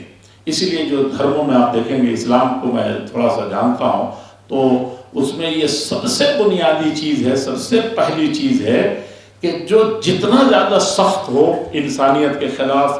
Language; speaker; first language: Urdu; native; Urdu